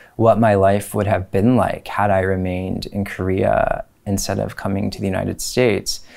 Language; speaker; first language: English; native; English